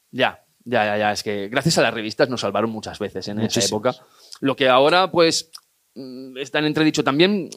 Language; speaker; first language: Spanish; native; Spanish